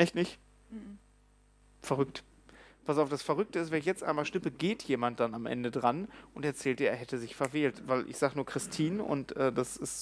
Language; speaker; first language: German; native; German